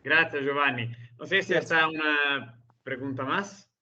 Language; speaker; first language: Spanish; non-native, learner; Italian